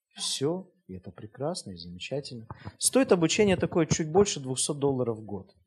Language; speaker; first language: Russian; native; Russian